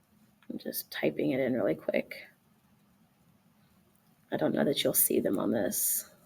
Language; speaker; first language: English; native; English